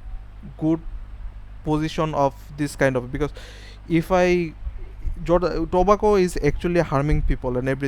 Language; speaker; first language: English; non-native, fluent; Bangla